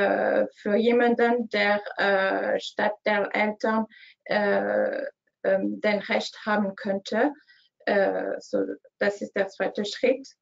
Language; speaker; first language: German; non-native, learner; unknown